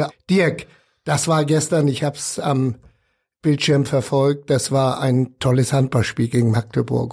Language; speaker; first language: German; native; German